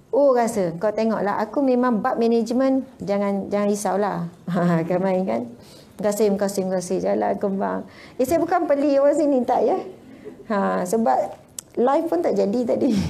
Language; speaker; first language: Malay; native; Malay